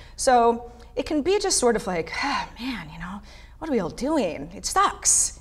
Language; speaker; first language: English; native; English